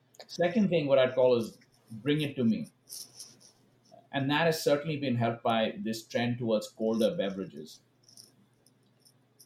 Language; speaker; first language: English; non-native, local second language; Hindi